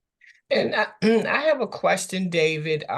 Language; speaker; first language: English; native; English